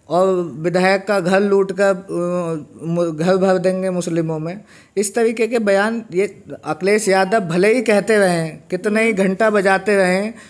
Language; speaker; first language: Hindi; native; Hindi